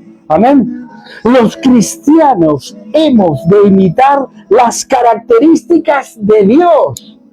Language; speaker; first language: Spanish; native; Spanish